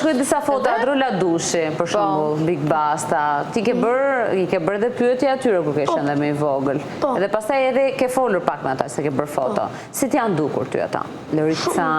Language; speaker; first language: Albanian; native; Albanian